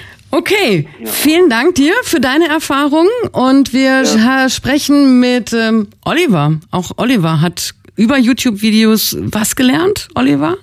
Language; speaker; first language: German; native; German